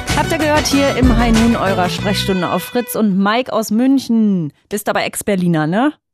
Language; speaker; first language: German; native; German